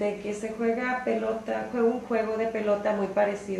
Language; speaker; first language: Spanish; native; Spanish